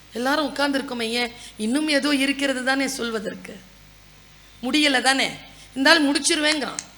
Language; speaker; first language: Tamil; non-native, local second language; Urdu